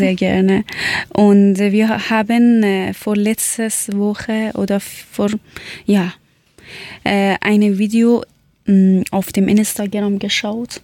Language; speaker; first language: German; non-native, learner; Persian